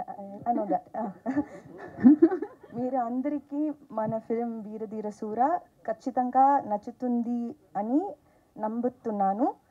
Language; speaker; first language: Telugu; non-native, learner; Tamil